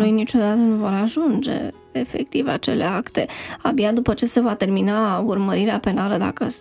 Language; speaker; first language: Romanian; native; Romanian